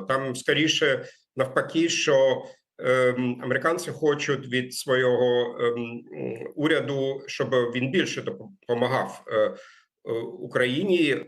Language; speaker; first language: Ukrainian; non-native, fluent; German